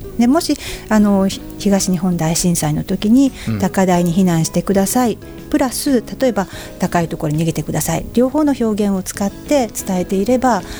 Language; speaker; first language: Japanese; native; Japanese